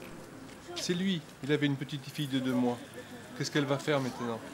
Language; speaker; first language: French; native; French